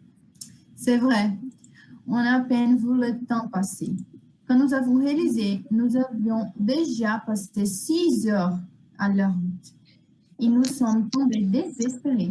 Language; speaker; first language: French; non-native, learner; Portuguese